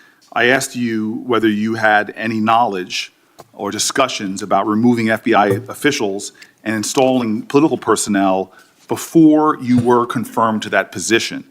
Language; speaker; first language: English; native; English